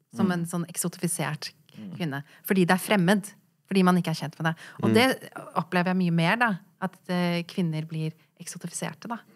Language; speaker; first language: Norwegian; early bilingual, other home language; Kurdish